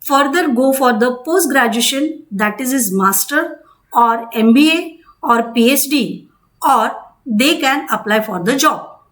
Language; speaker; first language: English; non-native, local second language; Marathi